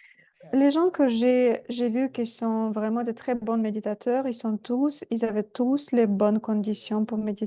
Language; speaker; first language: French; non-native, fluent; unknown